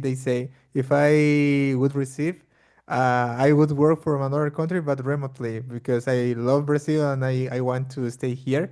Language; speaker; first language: English; non-native, fluent; Portuguese